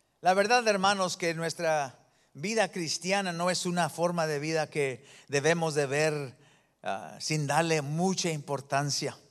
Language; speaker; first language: Spanish; early bilingual, heritage; Spanish